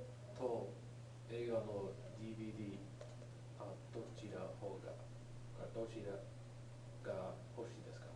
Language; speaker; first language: Japanese; non-native, learner; English